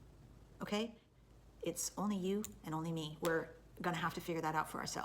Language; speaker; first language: English; native; English